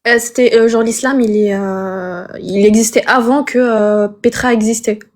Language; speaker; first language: French; early bilingual, other home language; Arabic